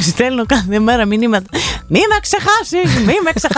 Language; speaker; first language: Greek; native; Greek